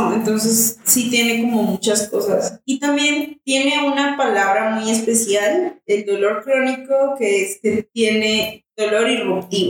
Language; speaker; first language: Spanish; native; Spanish